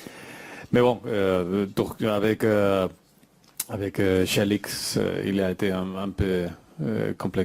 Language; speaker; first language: French; non-native, fluent; Spanish